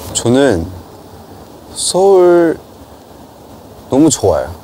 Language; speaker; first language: Korean; non-native, learner; Cantonese